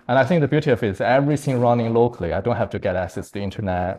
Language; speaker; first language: English; non-native, fluent; Chinese